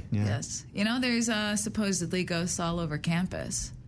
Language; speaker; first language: English; native; English